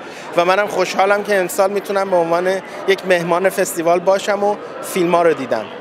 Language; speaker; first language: Persian; native; Persian